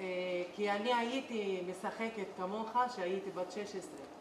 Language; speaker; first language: Hebrew; non-native, local second language; Arabic